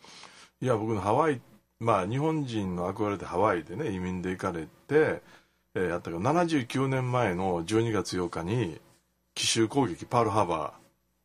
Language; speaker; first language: Japanese; native; Japanese